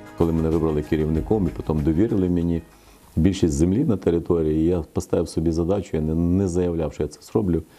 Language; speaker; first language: Ukrainian; native; Ukrainian